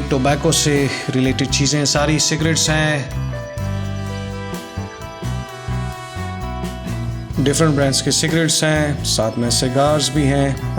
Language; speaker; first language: Urdu; non-native, local second language; Pashto